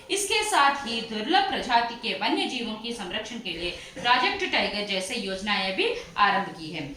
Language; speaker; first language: Hindi; non-native, local second language; Telugu